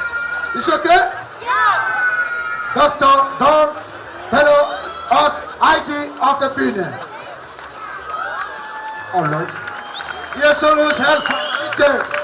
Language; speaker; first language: German; non-native, learner; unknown